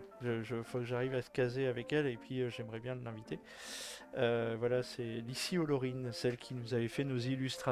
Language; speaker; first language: French; native; French